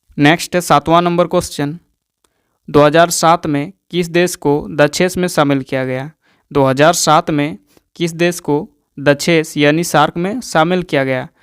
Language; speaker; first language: Hindi; native; Hindi